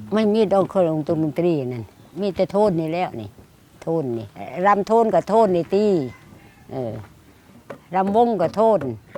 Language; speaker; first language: Thai; non-native, local second language; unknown